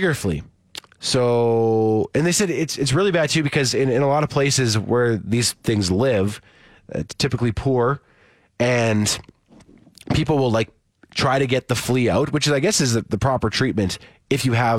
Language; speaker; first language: English; native; English